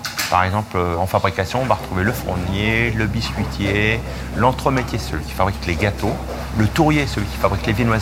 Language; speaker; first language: French; native; French